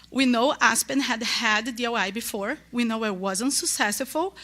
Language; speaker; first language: English; non-native, learner; Portuguese